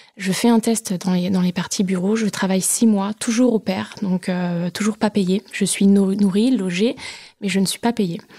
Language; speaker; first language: French; native; French